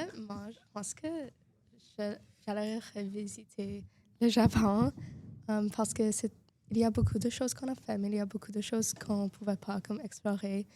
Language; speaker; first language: French; non-native, local second language; English